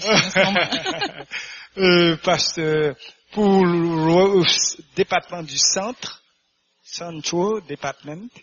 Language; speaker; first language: French; non-native, local second language; Haitian Creole